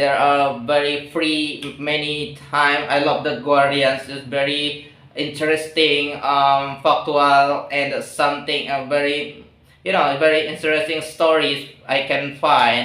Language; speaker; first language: English; non-native, learner; Indonesian